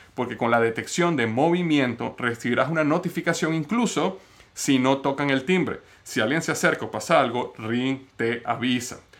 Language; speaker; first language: Spanish; native; Spanish